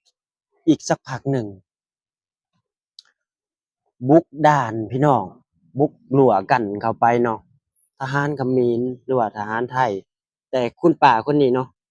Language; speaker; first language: Thai; non-native, local second language; Northeastern Thai